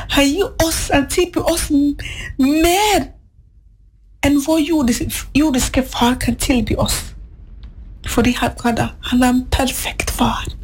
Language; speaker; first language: Norwegian; non-native, fluent; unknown